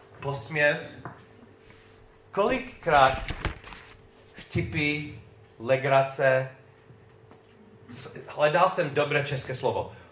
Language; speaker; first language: Czech; non-native, learner; English